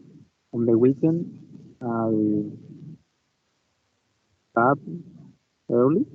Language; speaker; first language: English; non-native, learner; Spanish